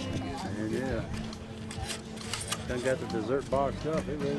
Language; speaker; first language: English; native; English